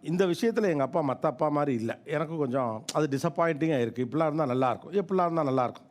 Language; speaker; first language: Tamil; native; Tamil